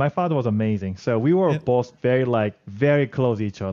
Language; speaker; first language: English; non-native, fluent; Korean